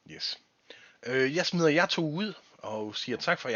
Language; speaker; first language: Danish; native; Danish